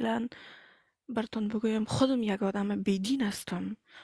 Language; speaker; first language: Persian; early bilingual, heritage; Persian